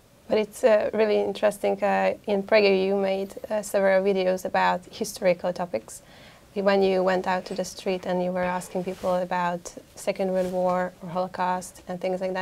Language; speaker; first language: English; non-native, fluent; Hungarian